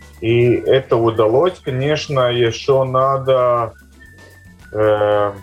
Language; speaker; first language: Russian; non-native, local second language; Latvian